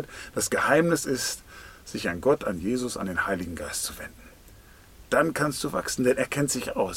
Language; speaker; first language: German; native; German